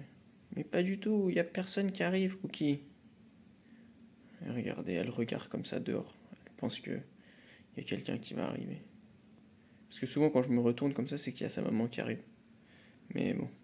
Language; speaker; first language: French; native; French